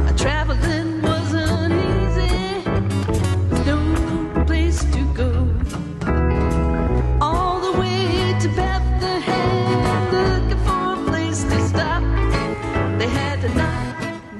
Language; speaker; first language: English; native; English